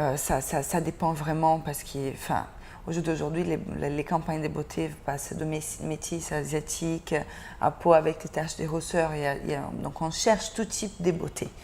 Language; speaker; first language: French; non-native, fluent; Portuguese